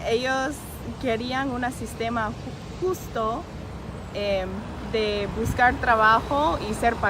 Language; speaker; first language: Spanish; non-native, fluent; English